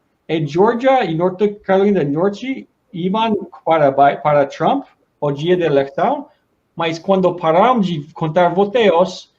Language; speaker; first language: Portuguese; non-native, learner; Spanish